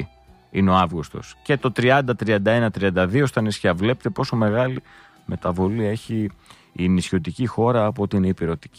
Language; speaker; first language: Greek; native; Greek